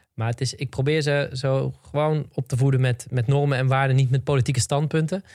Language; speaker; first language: Dutch; native; Dutch